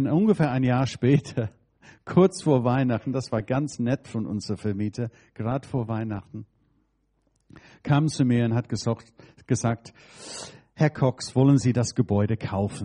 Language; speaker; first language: German; non-native, fluent; English